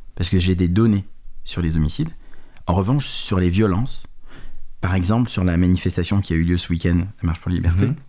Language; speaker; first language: French; native; French